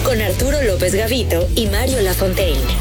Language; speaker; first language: Spanish; native; Spanish